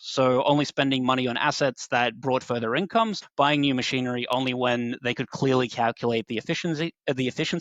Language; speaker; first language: English; native; English